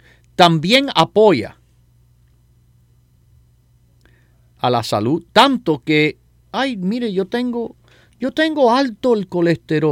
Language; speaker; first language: Spanish; native; Spanish